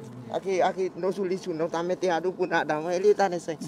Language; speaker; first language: Portuguese; non-native, learner; Vietnamese